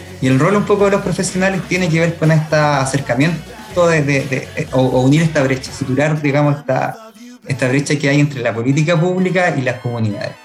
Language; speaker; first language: Spanish; native; Spanish